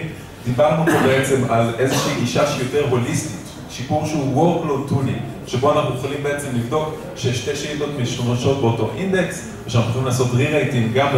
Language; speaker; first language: Hebrew; native; Hebrew